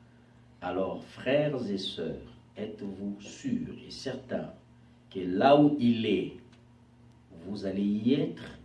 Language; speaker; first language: French; non-native, local second language; Lingala